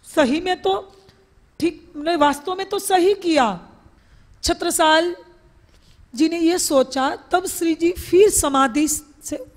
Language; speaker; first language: Hindi; non-native, local second language; Gujarati